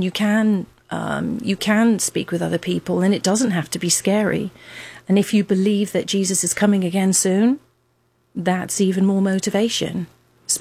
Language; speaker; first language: English; native; English